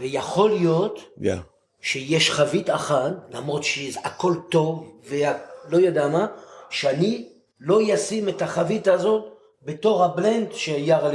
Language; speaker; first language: Hebrew; non-native, fluent; French